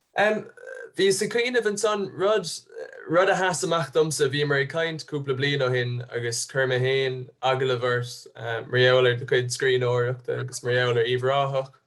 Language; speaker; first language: Irish; native; Irish